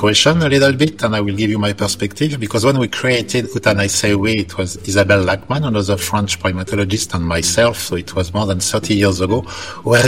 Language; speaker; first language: English; non-native, fluent; French